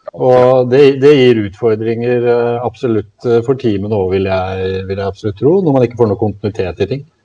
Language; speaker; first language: Norwegian; native; Norwegian